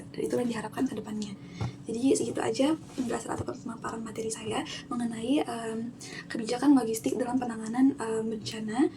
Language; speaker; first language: Indonesian; native; Indonesian